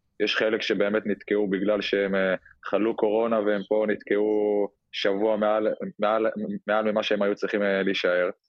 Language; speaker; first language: Hebrew; native; Hebrew